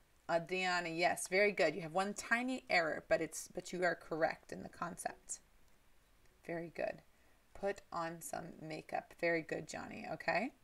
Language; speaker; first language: English; native; English